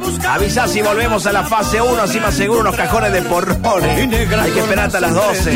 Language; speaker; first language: Spanish; native; Spanish